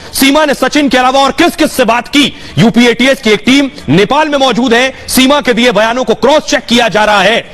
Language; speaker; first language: Hindi; native; Hindi